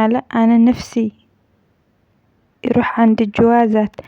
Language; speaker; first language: Arabic; non-native, learner; Amharic